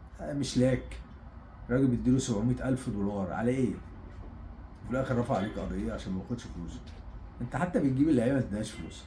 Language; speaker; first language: Arabic; native; Arabic